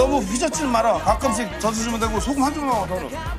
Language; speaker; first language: Korean; native; Korean